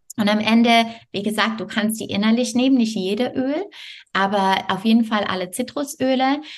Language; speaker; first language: German; non-native, fluent; French